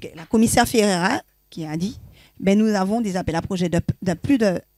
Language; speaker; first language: French; native; French